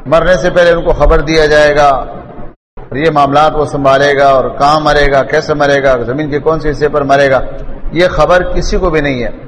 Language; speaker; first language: Urdu; non-native, local second language; Pashto